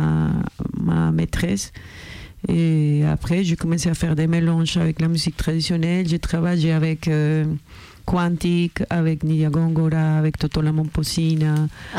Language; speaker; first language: French; non-native, fluent; Spanish